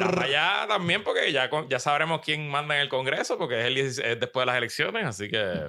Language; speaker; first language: Spanish; native; Spanish